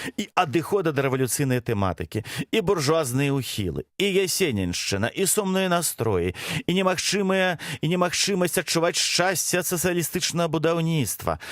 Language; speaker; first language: Belarusian; non-native, local second language; Russian